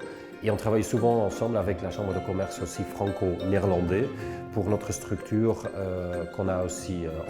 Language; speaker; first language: French; non-native, local second language; Dutch